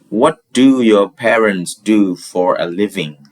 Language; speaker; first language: English; non-native, fluent; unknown